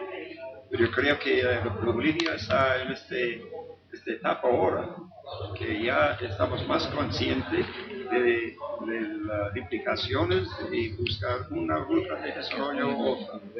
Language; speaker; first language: Spanish; non-native, fluent; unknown